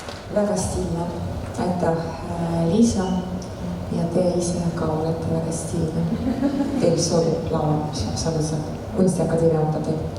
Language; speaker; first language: Estonian; non-native, local second language; Russian